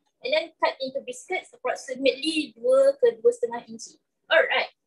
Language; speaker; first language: English; non-native, local second language; Malay